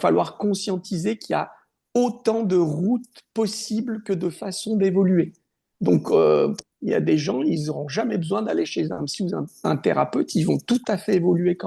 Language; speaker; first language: French; native; French